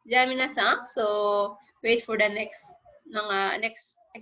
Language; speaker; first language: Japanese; non-native, fluent; Filipino